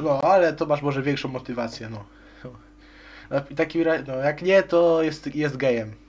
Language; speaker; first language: Polish; native; Polish